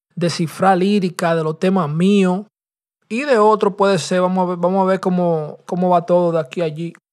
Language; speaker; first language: Spanish; early bilingual, heritage; Spanish